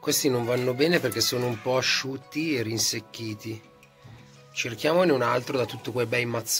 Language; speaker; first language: Italian; native; Italian